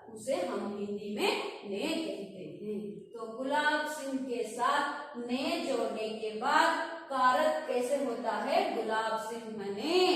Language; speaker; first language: Hindi; non-native, local second language; Kannada